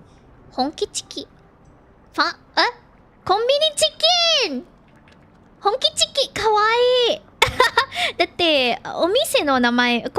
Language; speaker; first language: Japanese; non-native, learner; Filipino